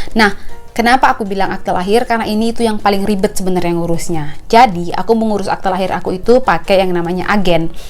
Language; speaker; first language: Indonesian; native; Indonesian